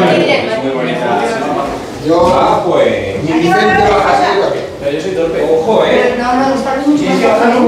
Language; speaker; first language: Spanish; native; Spanish